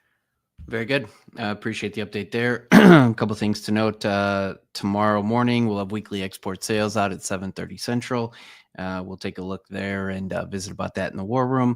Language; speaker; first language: English; native; English